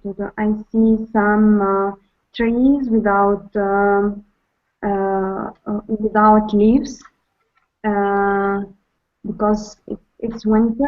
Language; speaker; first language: English; non-native, learner; Arabic